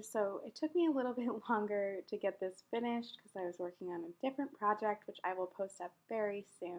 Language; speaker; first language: English; native; English